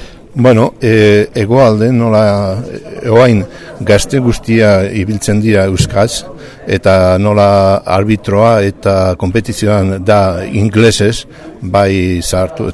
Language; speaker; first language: Basque; non-native, learner; Spanish